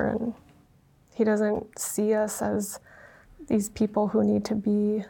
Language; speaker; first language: English; early bilingual, other home language; Vietnamese